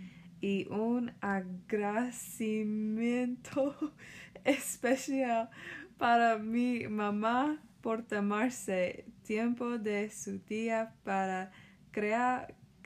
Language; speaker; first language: Spanish; early bilingual, other home language; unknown